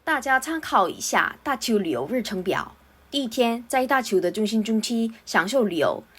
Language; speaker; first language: Chinese; non-native, learner; Korean